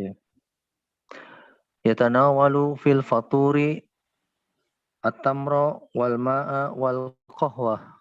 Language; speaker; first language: Arabic; non-native, learner; Indonesian